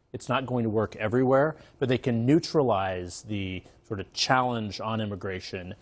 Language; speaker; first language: English; native; English